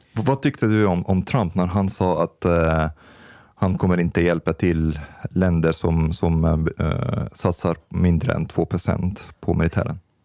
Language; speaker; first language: Swedish; non-native, fluent; Arabic